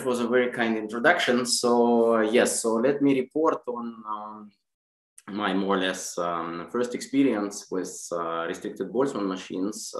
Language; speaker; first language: English; non-native, fluent; Russian